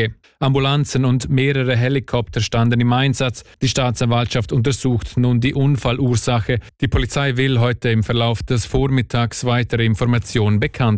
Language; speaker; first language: German; native; German